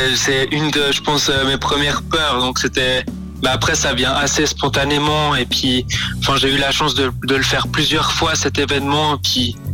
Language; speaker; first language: French; native; French